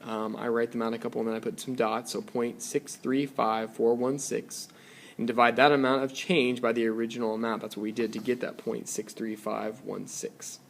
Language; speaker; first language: English; native; English